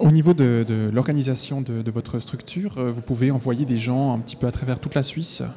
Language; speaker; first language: French; native; French